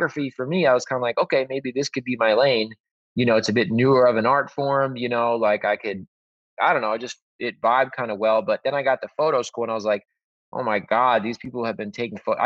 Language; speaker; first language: English; native; English